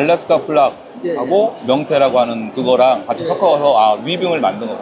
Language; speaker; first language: Korean; native; Korean